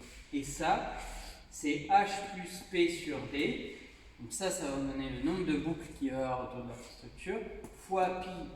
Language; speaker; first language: French; native; French